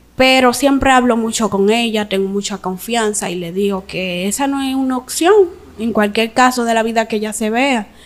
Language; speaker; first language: Spanish; native; Spanish